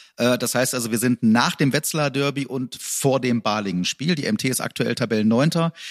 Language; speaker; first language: German; native; German